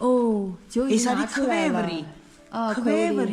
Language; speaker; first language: Chinese; native; Chinese